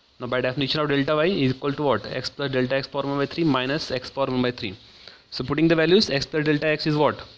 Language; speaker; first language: English; non-native, local second language; Hindi